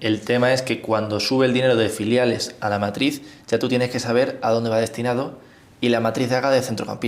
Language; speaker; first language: Spanish; native; Spanish